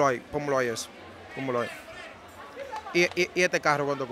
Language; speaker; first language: Spanish; native; Spanish